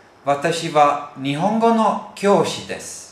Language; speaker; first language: Japanese; non-native, fluent; Turkish